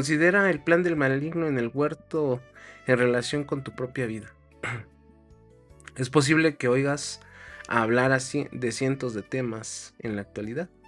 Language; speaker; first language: Spanish; native; Spanish